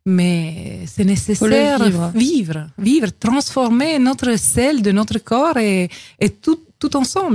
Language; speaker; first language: French; non-native, fluent; Romanian